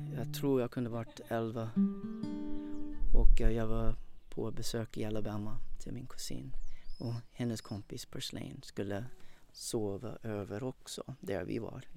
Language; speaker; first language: Swedish; non-native, fluent; English